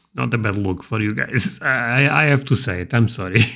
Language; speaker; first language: English; non-native, fluent; Portuguese